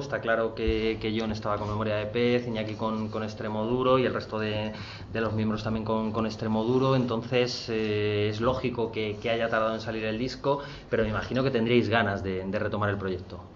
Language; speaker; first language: Spanish; native; Spanish